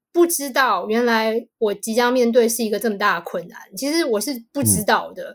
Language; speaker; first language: Chinese; native; Chinese